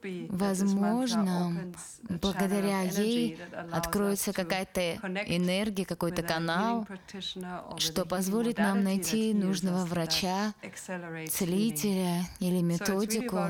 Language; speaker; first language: Russian; native; Russian